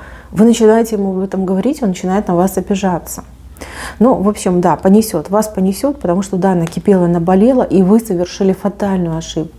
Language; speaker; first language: Russian; native; Russian